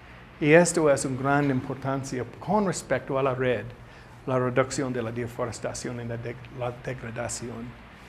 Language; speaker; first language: Spanish; non-native, learner; English